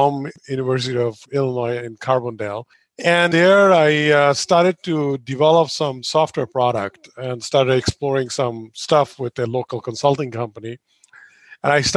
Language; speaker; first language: English; non-native, local second language; Bangla